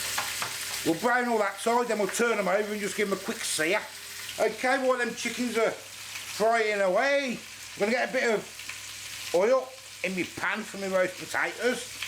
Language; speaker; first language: English; native; English